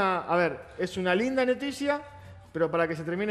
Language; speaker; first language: Spanish; native; Spanish